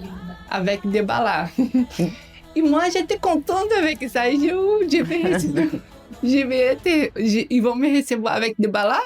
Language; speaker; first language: French; non-native, learner; Portuguese